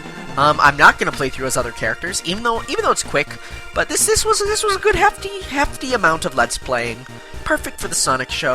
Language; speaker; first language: English; native; English